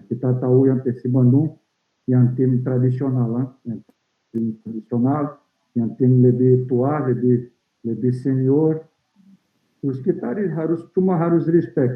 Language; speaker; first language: Indonesian; non-native, fluent; Portuguese